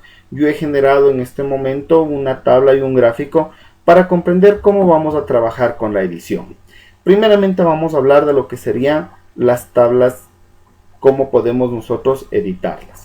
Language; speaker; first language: Spanish; native; Spanish